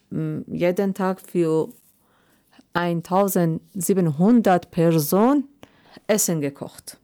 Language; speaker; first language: German; non-native, learner; Persian